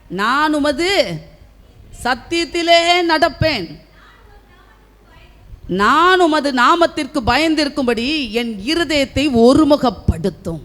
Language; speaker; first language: Tamil; native; Tamil